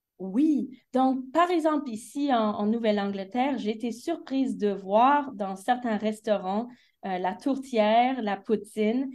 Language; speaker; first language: French; early bilingual, heritage; French